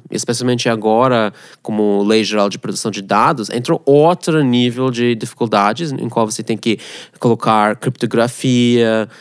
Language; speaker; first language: Portuguese; non-native, fluent; Russian